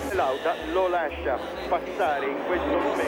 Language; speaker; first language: Italian; native; Italian